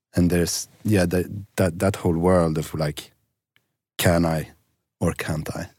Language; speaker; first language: English; non-native, fluent; Swedish